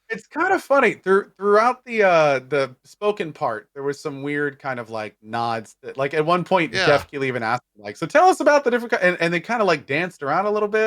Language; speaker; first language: English; native; English